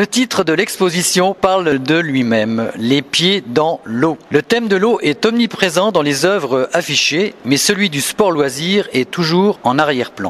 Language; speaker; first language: French; native; French